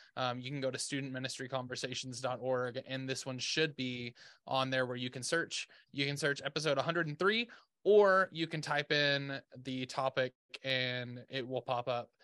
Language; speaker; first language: English; native; English